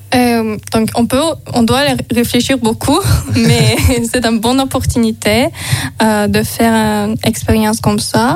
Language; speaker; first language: French; non-native, learner; Azerbaijani